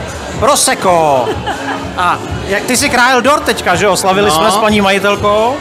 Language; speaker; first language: Czech; native; Czech